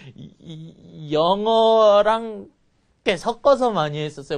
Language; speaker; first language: Korean; early bilingual, heritage; Korean